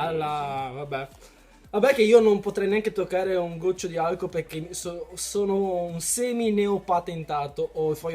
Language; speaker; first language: Italian; early bilingual, other home language; Chinese